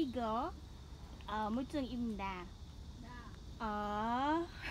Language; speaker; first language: Korean; non-native, learner; Khmer